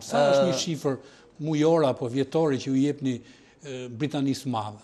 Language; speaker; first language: Albanian; native; Albanian